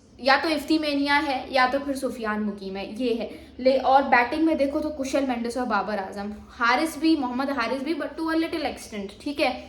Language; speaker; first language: Urdu; non-native, local second language; Sindhi